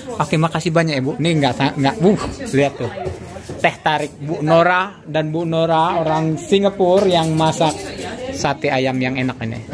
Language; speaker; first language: Indonesian; native; Indonesian